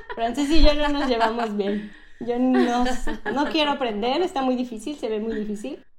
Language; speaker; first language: Spanish; native; Spanish